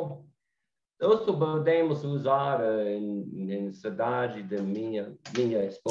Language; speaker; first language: Portuguese; non-native, learner; English